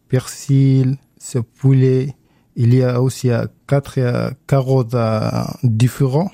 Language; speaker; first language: French; non-native, learner; Arabic